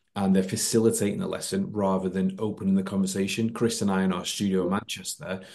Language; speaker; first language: English; native; English